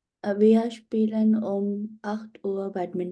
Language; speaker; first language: German; non-native, learner; Urdu